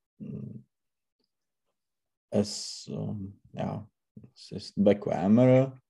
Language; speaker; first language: German; non-native, learner; Czech